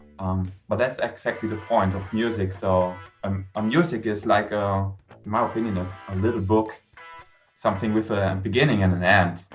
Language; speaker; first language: English; non-native, fluent; German